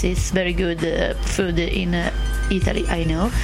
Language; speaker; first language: English; non-native, learner; Italian